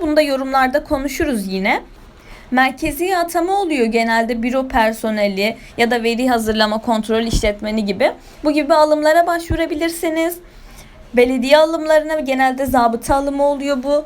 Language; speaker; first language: Turkish; native; Turkish